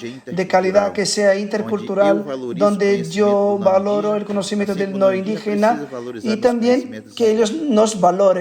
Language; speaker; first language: Spanish; non-native, fluent; Portuguese